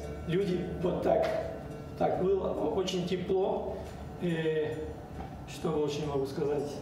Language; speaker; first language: Russian; non-native, learner; Spanish